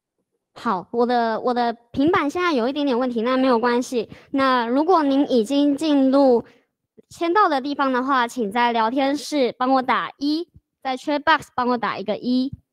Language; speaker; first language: Chinese; native; Chinese